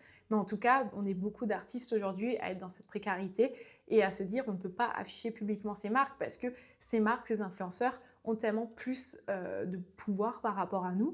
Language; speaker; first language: French; native; French